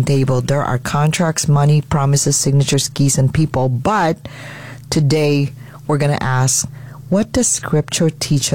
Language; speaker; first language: English; non-native, local second language; Filipino